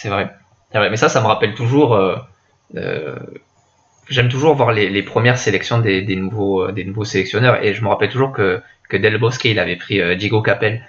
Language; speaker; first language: French; native; French